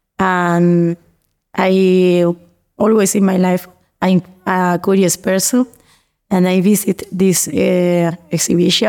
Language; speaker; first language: English; non-native, learner; Spanish